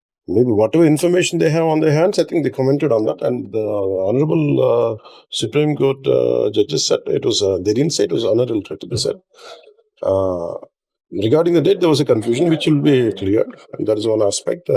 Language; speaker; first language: English; non-native, local second language; Telugu